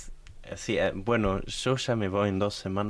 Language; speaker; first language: Spanish; non-native, fluent; German